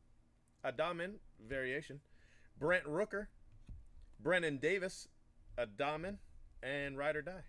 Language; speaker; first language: English; native; English